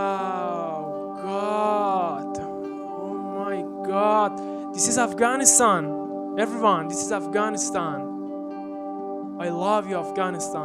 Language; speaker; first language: English; non-native, learner; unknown